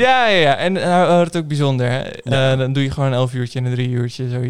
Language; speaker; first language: Dutch; native; Dutch